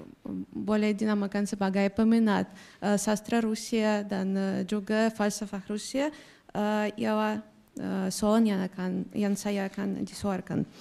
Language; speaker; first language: Indonesian; non-native, fluent; Russian